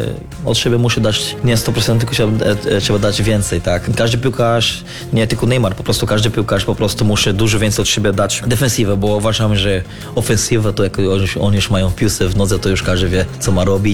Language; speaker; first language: Polish; non-native, learner; Portuguese